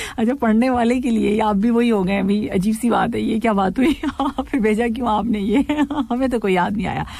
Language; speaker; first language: Urdu; native; Urdu